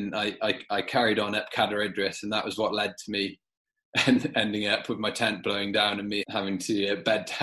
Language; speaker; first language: English; native; English